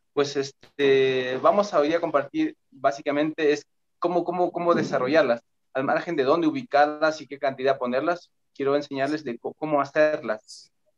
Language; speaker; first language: Spanish; native; Spanish